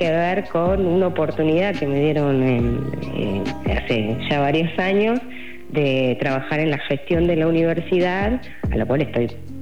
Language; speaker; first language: Spanish; native; Spanish